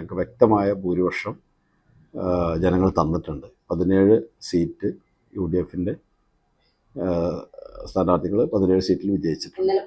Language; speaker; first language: Malayalam; native; Malayalam